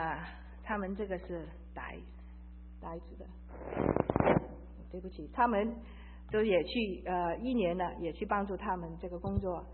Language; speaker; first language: Chinese; early bilingual, heritage; Chinese